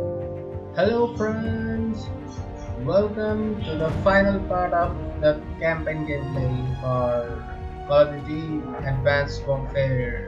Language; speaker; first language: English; non-native, learner; Hindi